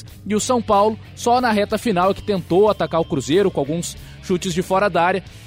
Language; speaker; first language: Portuguese; native; Portuguese